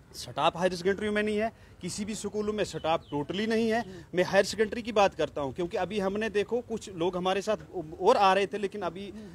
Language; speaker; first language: Hindi; non-native, local second language; Kashmiri